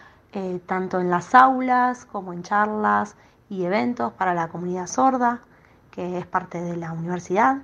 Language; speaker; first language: Spanish; native; Spanish